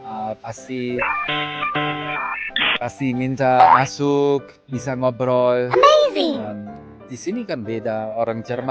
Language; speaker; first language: Indonesian; non-native, fluent; German